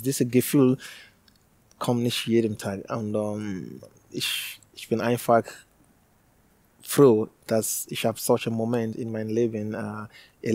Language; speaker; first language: German; non-native, learner; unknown